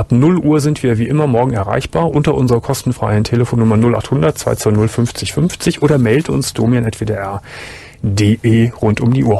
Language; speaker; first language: German; native; German